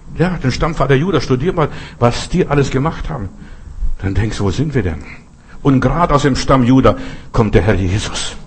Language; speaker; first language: German; non-native, fluent; Russian